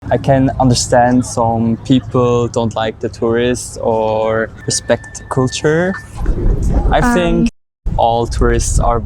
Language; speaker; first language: English; non-native, learner; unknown